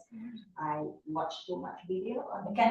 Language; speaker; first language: English; non-native, fluent; Min Nan Chinese